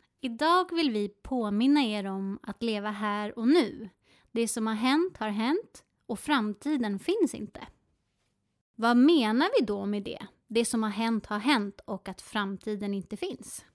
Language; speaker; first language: Swedish; native; Swedish